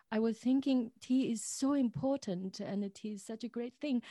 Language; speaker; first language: English; non-native, fluent; Chinese